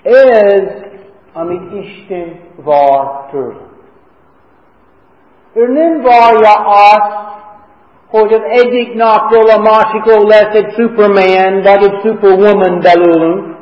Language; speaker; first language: Hungarian; non-native, fluent; English